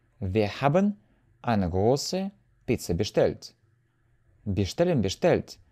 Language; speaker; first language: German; non-native, fluent; Russian